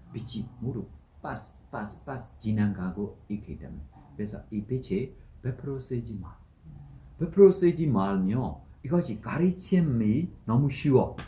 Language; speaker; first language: Korean; non-native, learner; Burmese